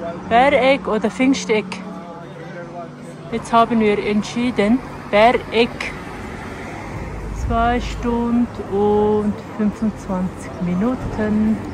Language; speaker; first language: German; non-native, learner; Tibetan